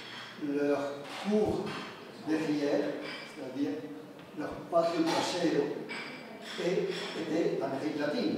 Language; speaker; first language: French; non-native, fluent; Spanish